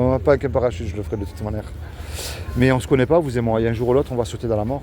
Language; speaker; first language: French; native; French